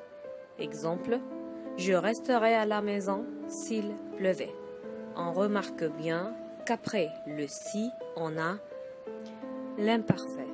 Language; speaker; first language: French; non-native, fluent; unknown